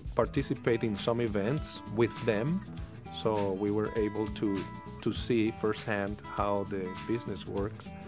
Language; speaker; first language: English; non-native, fluent; Spanish